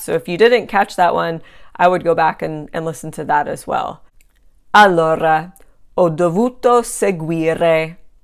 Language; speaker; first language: English; native; English